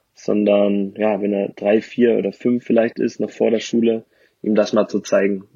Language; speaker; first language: German; native; German